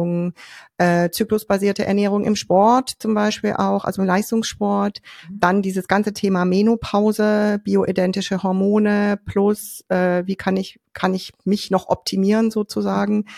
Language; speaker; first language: German; native; German